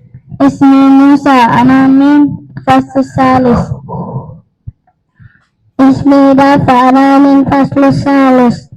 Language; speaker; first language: Arabic; non-native, learner; Indonesian